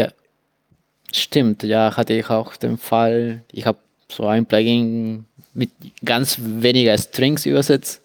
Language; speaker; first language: German; non-native, fluent; Spanish